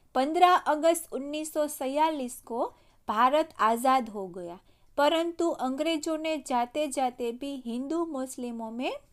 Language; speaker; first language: Hindi; non-native, local second language; Gujarati